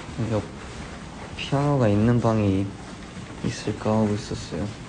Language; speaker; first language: Korean; early bilingual, heritage; Korean